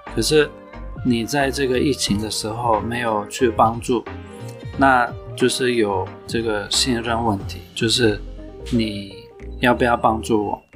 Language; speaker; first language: Chinese; non-native, fluent; Turkish